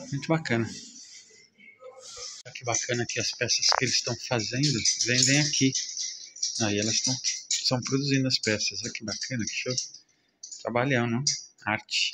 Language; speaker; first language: Portuguese; native; Portuguese